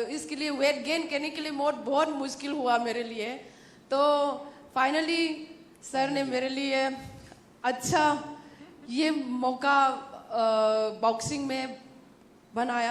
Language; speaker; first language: Hindi; non-native, local second language; Manipuri